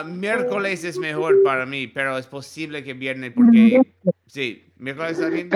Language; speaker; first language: Spanish; non-native, learner; English